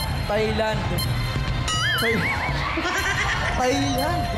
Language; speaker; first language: English; non-native, local second language; Filipino